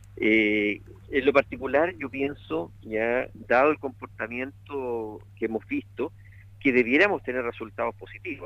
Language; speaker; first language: Spanish; native; Spanish